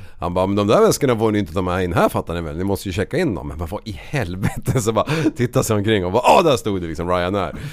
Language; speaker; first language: Swedish; native; Swedish